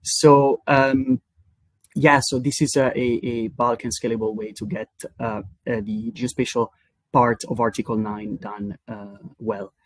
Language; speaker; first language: English; non-native, fluent; Italian